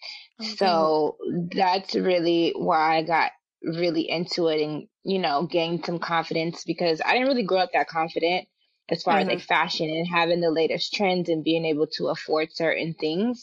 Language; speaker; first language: English; native; English